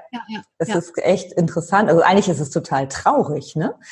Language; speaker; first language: German; native; German